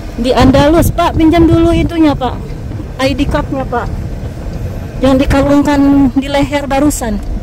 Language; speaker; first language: Indonesian; native; Indonesian